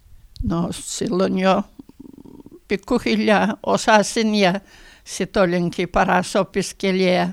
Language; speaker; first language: Finnish; early bilingual, heritage; Finnish